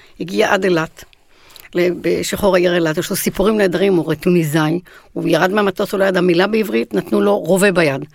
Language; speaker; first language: Hebrew; native; Hebrew